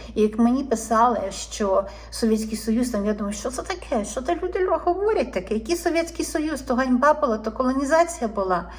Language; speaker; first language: Ukrainian; native; Ukrainian